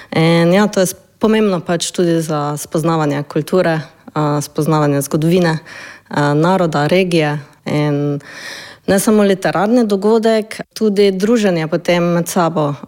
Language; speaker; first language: Slovenian; native; Slovenian